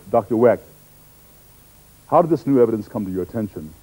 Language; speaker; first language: English; native; English